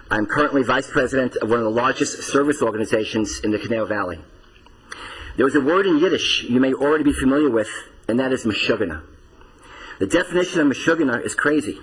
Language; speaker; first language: English; native; English